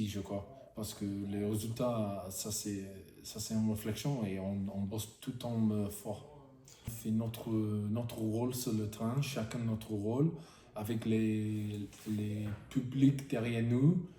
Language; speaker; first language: French; non-native, fluent; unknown